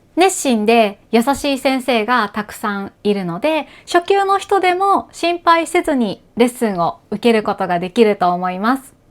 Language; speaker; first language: Japanese; native; Japanese